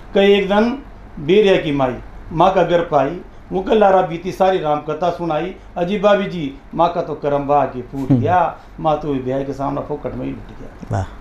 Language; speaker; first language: Hindi; native; Hindi